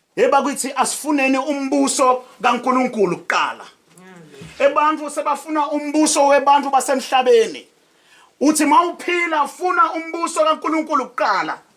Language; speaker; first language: Zulu; non-native, local second language; Tsonga